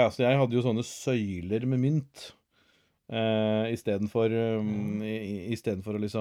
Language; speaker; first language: Norwegian; native; Norwegian